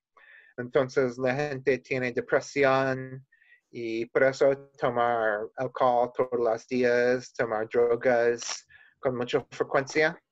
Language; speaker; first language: Spanish; non-native, learner; English